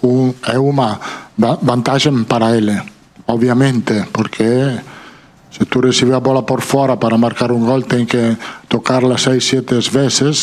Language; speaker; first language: Portuguese; non-native, fluent; Italian